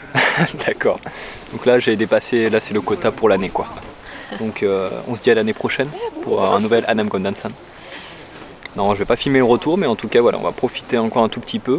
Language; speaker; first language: French; native; French